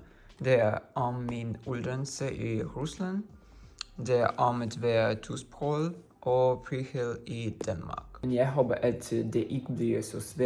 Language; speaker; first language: Danish; non-native, learner; Russian